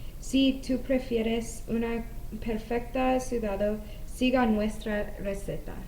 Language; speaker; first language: Spanish; non-native, learner; English